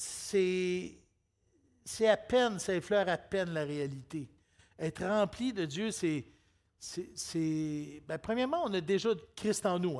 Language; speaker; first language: French; native; French